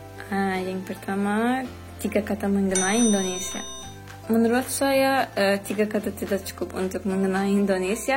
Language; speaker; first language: Indonesian; non-native, fluent; Azerbaijani